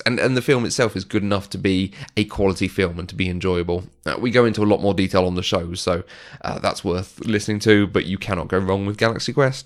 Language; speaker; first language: English; native; English